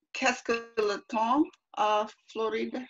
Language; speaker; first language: French; non-native, learner; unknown